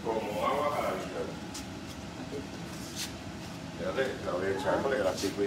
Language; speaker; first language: Spanish; native; Spanish